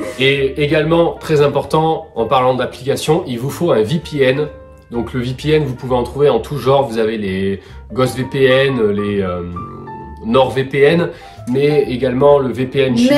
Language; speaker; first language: French; native; French